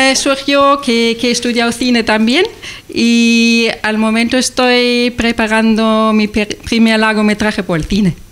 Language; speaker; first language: Spanish; non-native, learner; German